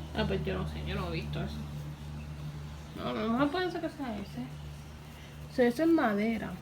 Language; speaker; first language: Spanish; early bilingual, heritage; Spanish